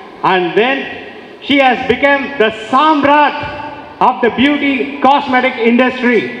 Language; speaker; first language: English; non-native, local second language; Tamil